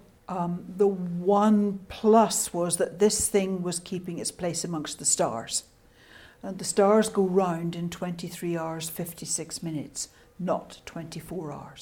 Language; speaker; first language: English; native; English